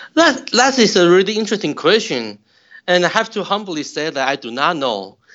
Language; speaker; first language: English; non-native, fluent; Chinese